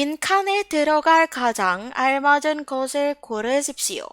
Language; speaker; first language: Korean; non-native, fluent; Indonesian